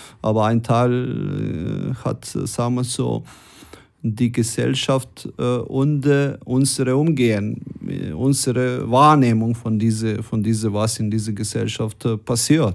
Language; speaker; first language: German; non-native, fluent; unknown